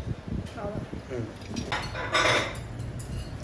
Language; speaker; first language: Chinese; non-native, learner; Vietnamese